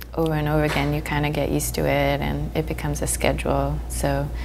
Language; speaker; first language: English; native; English